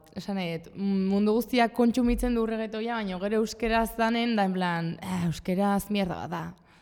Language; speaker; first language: Basque; native; Basque